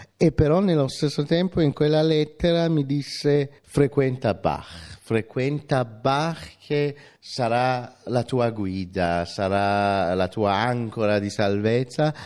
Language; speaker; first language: Italian; non-native, fluent; Persian